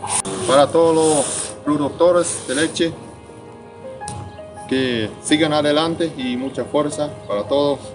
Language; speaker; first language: Spanish; non-native, local second language; Plautdietsch